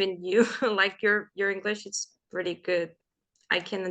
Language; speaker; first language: English; non-native, fluent; Portuguese